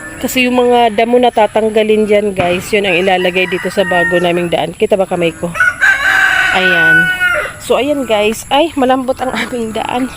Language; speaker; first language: Filipino; non-native, local second language; Bikol